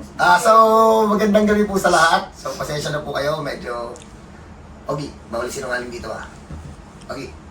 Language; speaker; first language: Filipino; native; Filipino